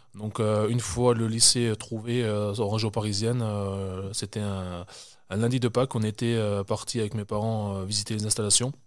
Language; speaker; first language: French; native; French